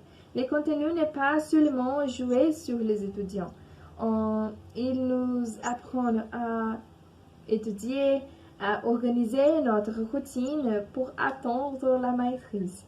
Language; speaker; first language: French; non-native, learner; Portuguese